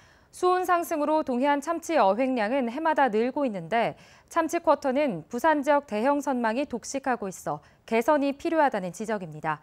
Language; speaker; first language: Korean; native; Korean